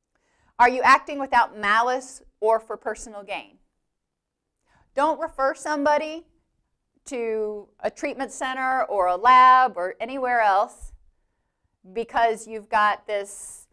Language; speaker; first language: English; native; English